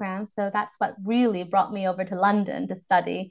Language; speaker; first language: English; native; English